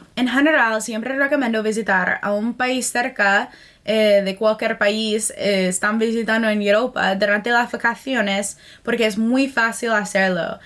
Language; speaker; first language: Spanish; non-native, fluent; English